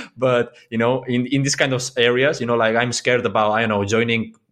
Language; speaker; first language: English; non-native, fluent; Spanish